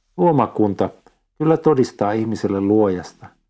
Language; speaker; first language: Finnish; native; Finnish